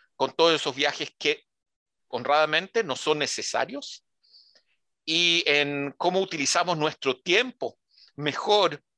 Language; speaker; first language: Spanish; early bilingual, heritage; Spanish